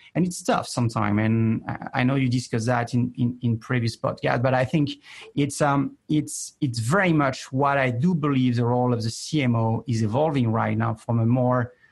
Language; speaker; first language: English; non-native, fluent; French